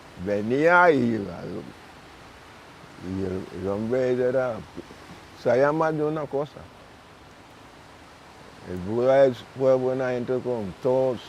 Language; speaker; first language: Spanish; non-native, local second language; English